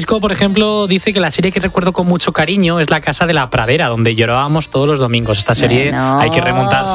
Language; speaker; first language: Spanish; native; Spanish